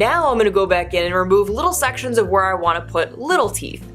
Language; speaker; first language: English; native; English